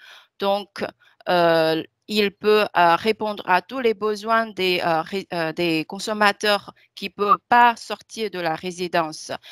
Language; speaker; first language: French; non-native, fluent; Chinese